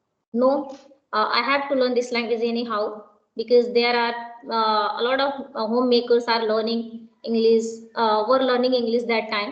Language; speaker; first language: English; non-native, local second language; Hindi